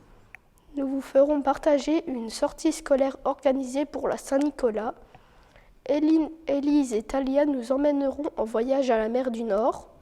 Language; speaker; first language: French; native; French